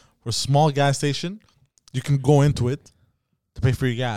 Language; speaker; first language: English; early bilingual, other home language; Greek